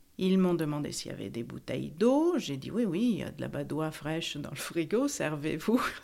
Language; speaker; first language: French; non-native, fluent; Italian